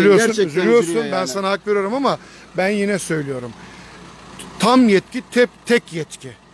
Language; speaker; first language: Turkish; native; Turkish